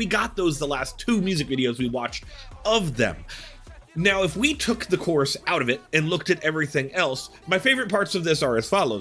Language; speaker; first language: English; native; English